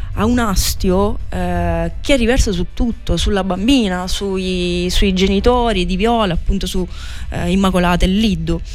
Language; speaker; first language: Italian; native; Italian